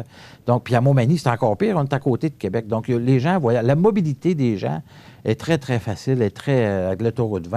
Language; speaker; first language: French; native; French